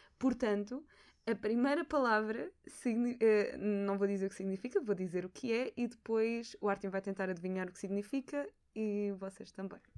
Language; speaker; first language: Portuguese; native; Portuguese